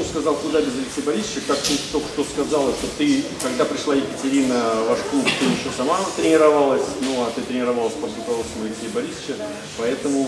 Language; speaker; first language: Russian; native; Russian